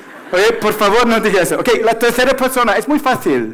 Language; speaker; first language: Spanish; non-native, fluent; English